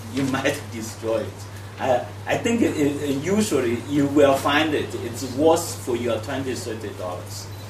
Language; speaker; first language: English; non-native, fluent; Chinese